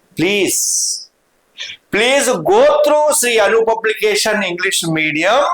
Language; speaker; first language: English; non-native, local second language; Telugu